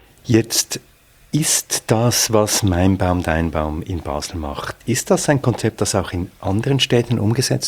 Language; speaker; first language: German; native; German